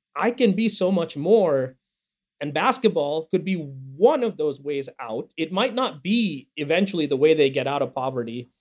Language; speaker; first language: English; native; English